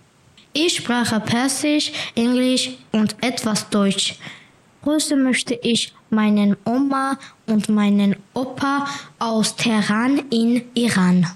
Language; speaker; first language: German; non-native, learner; Persian